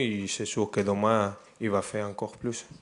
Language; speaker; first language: French; non-native, fluent; Spanish